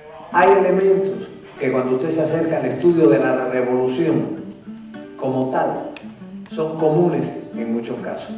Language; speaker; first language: Spanish; native; Spanish